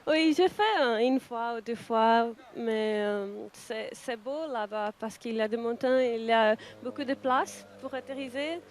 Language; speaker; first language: French; non-native, local second language; Portuguese